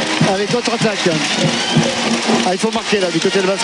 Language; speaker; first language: French; native; French